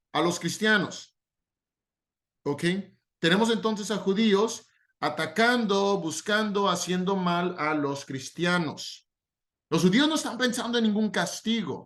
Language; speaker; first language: Spanish; native; Spanish